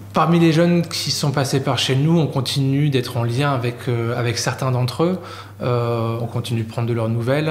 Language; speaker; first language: French; native; French